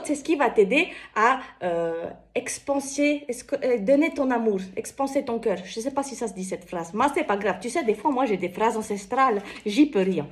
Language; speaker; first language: French; native; French